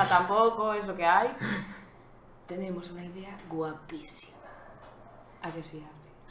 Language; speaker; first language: Spanish; native; Spanish